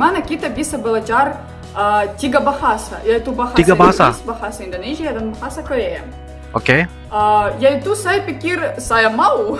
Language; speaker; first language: Indonesian; non-native, learner; Ukrainian